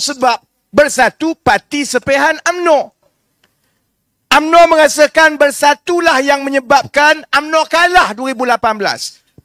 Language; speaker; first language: Malay; native; Malay